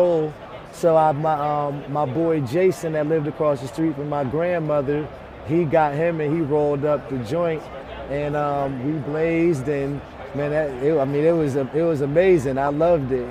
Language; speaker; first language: English; native; English